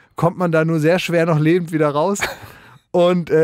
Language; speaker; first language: German; native; German